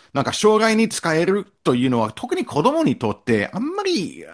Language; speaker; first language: Japanese; non-native, fluent; English